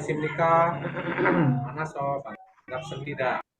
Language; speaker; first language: Korean; non-native, learner; Indonesian